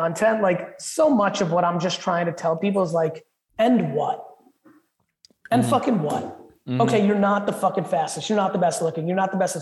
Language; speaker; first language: English; early bilingual, other home language; Russian